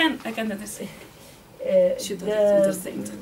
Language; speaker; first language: English; non-native, learner; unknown